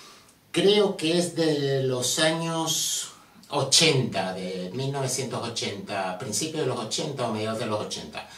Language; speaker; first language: Spanish; native; Spanish